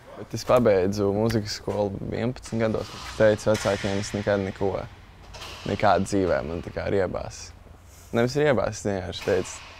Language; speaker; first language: Latvian; native; Latvian